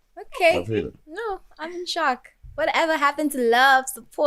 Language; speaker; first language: English; non-native, local second language; Swati